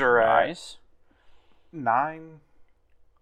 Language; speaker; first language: English; native; English